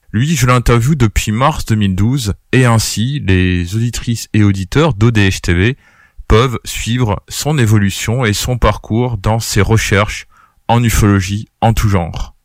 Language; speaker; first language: French; native; French